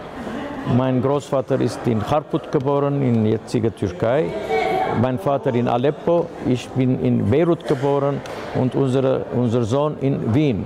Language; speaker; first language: German; non-native, fluent; Armenian